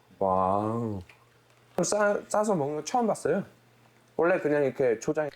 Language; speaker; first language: Korean; non-native, fluent; English